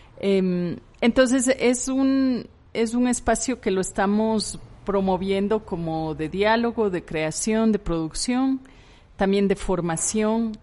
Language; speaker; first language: Spanish; native; Spanish